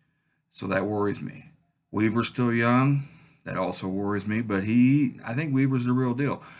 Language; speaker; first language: English; native; English